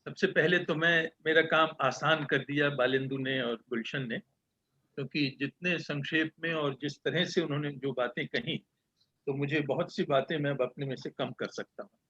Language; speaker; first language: Hindi; native; Hindi